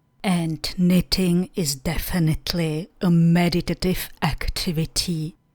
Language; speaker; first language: English; non-native, fluent; Czech